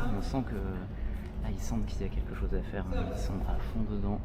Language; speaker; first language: French; native; French